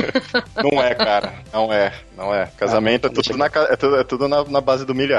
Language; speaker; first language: Portuguese; native; Portuguese